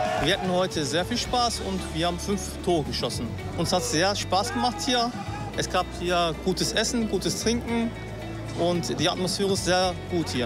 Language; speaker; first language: German; non-native, fluent; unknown